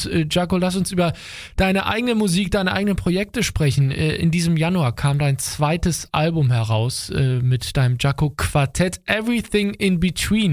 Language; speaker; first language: German; native; German